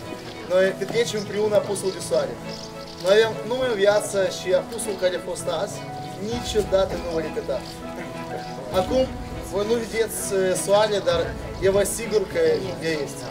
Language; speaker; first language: Romanian; non-native, local second language; Russian